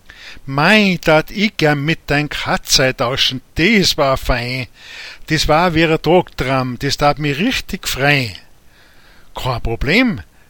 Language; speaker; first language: German; native; German